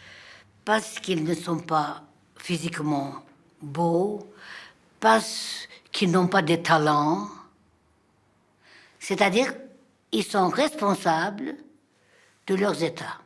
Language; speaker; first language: French; non-native, fluent; Armenian